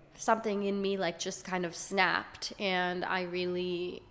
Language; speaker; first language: English; early bilingual, other home language; Hebrew